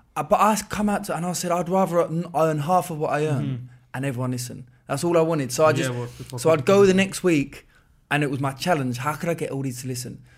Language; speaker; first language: English; native; English